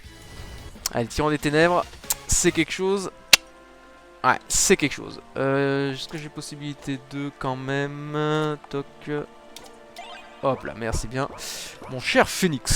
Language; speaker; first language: French; native; French